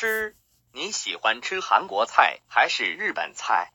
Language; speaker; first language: Chinese; non-native, learner; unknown